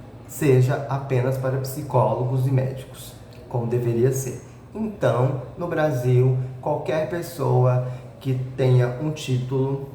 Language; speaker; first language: Portuguese; native; Portuguese